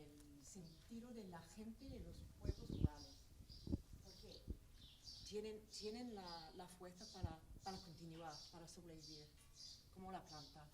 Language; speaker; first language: Spanish; non-native, learner; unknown